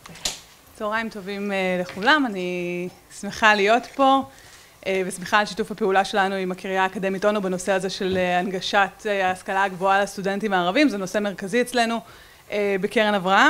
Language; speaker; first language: Hebrew; native; Hebrew